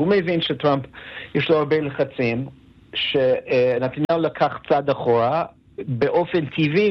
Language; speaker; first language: Hebrew; non-native, fluent; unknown